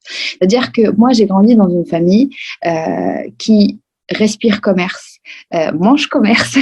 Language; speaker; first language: French; non-native, local second language; Arabic